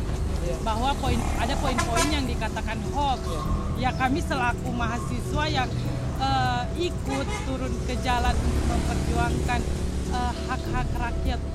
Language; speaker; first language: Indonesian; native; Indonesian